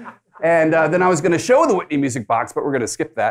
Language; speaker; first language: English; native; English